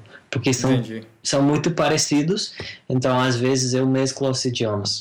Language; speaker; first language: Portuguese; non-native, fluent; English